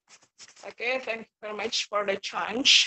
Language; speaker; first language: English; non-native, learner; Indonesian